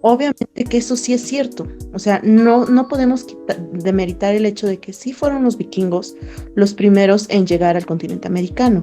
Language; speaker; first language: Spanish; native; Spanish